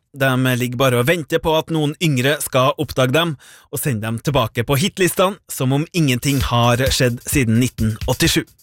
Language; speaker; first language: Norwegian; native; Norwegian